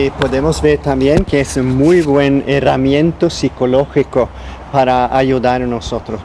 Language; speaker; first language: Spanish; non-native, learner; Swedish